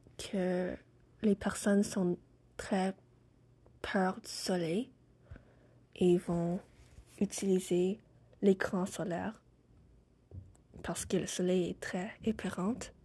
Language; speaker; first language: French; non-native, fluent; English